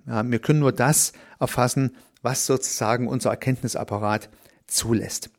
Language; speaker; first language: German; native; German